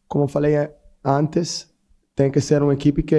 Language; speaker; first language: Portuguese; non-native, fluent; Italian